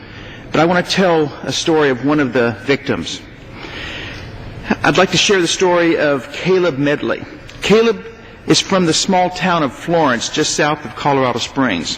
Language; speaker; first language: English; native; English